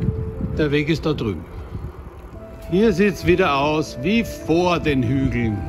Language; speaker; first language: German; native; German